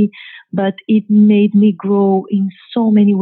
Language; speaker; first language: English; non-native, fluent; Portuguese